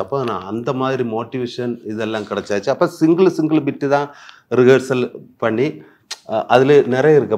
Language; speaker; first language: Tamil; non-native, learner; Malayalam